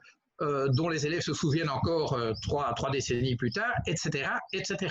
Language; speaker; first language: French; native; French